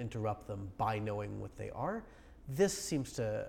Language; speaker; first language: English; native; English